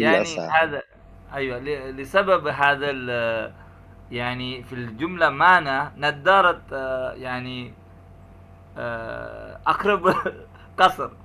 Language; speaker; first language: Arabic; non-native, learner; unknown